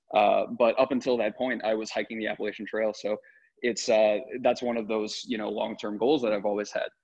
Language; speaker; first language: English; native; English